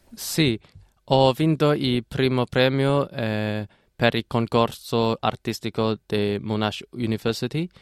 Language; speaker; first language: Italian; non-native, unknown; Cantonese